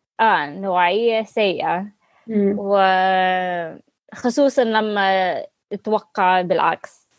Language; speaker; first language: Arabic; non-native, learner; English